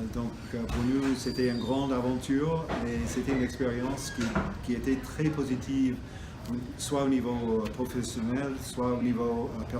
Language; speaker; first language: French; non-native, fluent; English